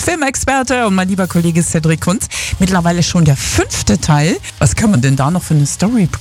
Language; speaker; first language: German; native; German